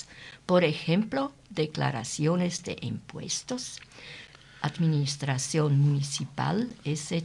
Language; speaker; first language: Spanish; non-native, learner; German